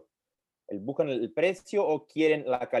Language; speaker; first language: Spanish; non-native, learner; Portuguese